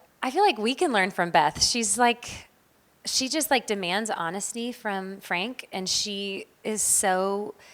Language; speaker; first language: English; native; English